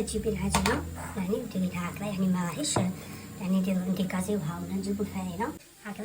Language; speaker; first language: Arabic; native; Arabic